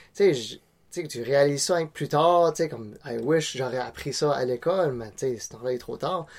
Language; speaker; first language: French; non-native, local second language; Cantonese